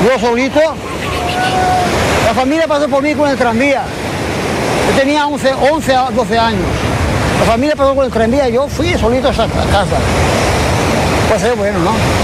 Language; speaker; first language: Spanish; non-native, local second language; Catalan